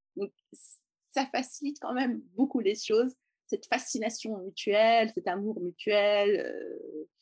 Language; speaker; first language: French; native; French